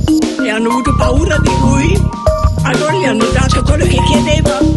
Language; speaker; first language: Italian; non-native, learner; English